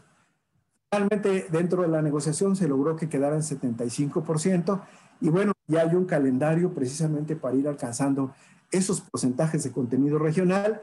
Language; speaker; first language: Spanish; native; Spanish